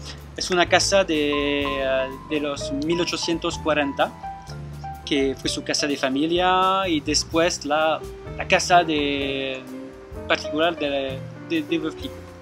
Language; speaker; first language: Spanish; non-native, fluent; French